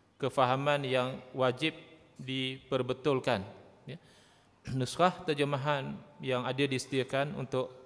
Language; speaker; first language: Malay; native; Malay